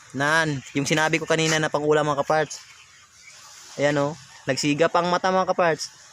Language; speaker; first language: Filipino; non-native, local second language; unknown